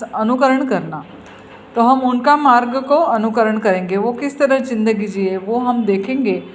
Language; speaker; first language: Hindi; non-native, local second language; Marathi